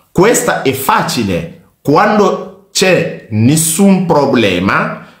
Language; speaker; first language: Italian; non-native, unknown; Mandingo